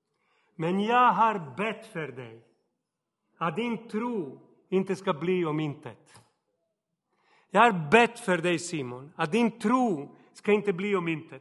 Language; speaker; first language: Swedish; non-native, fluent; Serbian